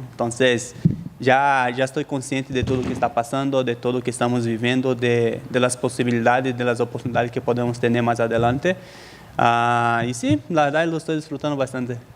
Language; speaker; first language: Spanish; native; Spanish